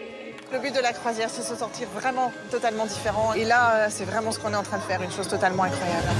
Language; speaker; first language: French; native; French